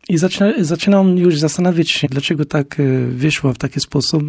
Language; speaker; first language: Polish; non-native, learner; Arabic